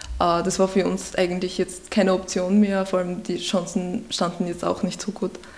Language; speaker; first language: German; early bilingual, other home language; Persian